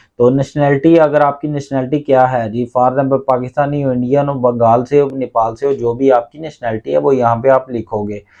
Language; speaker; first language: Urdu; non-native, local second language; Punjabi